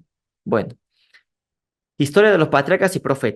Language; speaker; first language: Spanish; native; Spanish